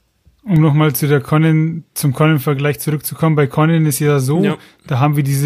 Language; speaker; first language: German; native; German